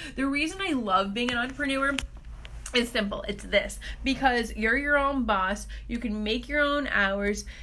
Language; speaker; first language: English; native; English